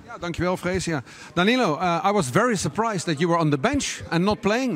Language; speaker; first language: English; non-native, fluent; Dutch